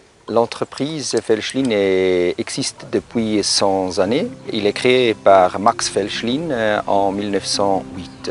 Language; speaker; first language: French; non-native, local second language; German